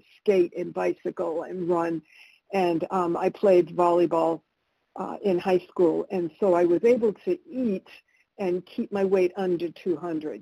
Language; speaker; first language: English; early bilingual, other home language; Italian